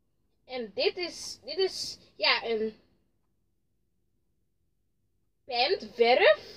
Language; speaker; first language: Dutch; early bilingual, other home language; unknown